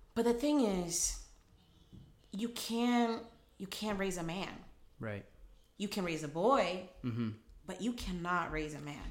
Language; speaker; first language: English; early bilingual, other home language; Portuguese